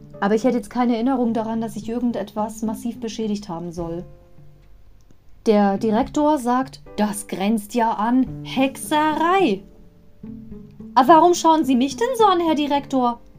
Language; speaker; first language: German; native; German